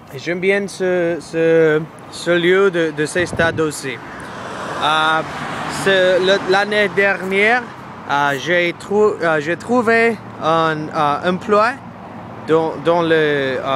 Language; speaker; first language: French; non-native, learner; English